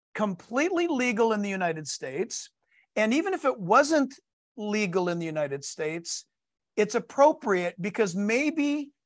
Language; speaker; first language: English; native; English